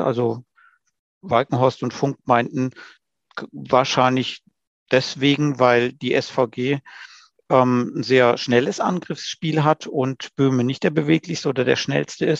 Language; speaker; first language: German; native; German